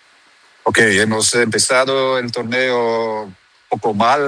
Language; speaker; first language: Spanish; non-native, learner; Dutch